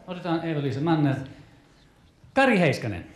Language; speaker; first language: Finnish; native; Finnish